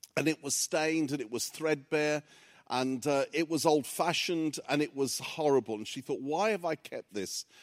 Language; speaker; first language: English; early bilingual, other home language; Greek